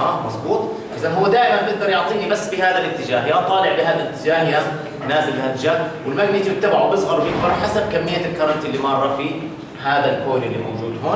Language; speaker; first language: Arabic; native; Arabic